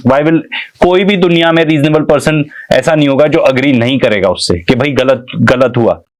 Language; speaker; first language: Urdu; native; Urdu